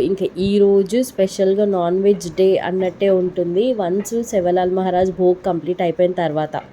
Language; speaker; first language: Telugu; non-native, local second language; Lambadi